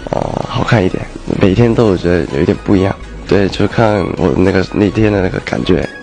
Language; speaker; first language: Chinese; early bilingual, heritage; Chinese